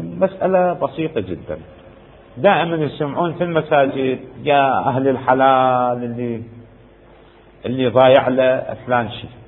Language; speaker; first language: Arabic; native; Arabic